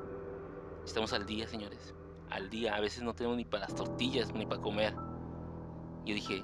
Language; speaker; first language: Spanish; native; Spanish